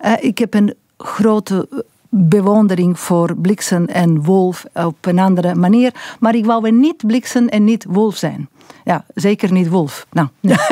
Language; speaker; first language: Dutch; non-native, fluent; Catalan